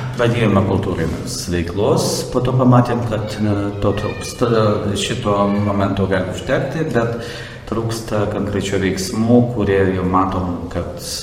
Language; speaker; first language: Lithuanian; non-native, local second language; Russian